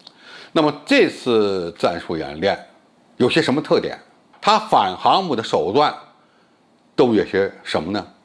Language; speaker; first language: Chinese; native; Chinese